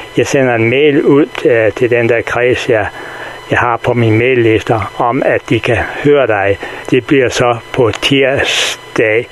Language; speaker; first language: Danish; native; Danish